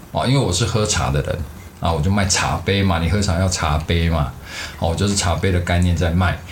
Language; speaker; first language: Chinese; non-native, local second language; Min Nan Chinese